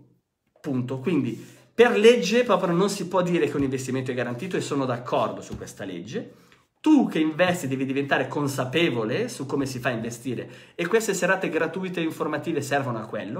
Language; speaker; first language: Italian; native; Italian